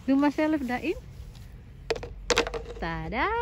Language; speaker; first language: Dutch; non-native, learner; Indonesian